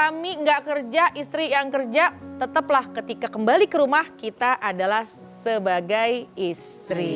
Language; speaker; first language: Indonesian; native; Indonesian